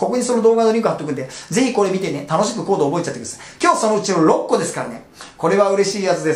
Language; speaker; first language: Japanese; native; Japanese